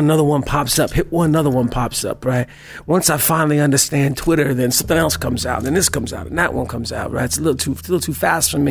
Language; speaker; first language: English; native; English